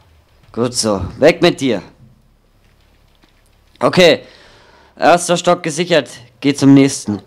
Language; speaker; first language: German; native; German